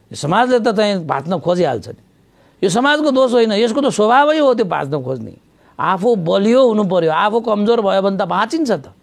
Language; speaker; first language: Nepali; non-native, local second language; Newari